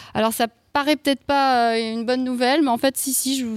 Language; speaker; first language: French; native; French